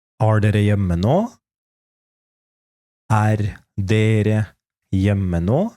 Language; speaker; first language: Norwegian; non-native, fluent; Polish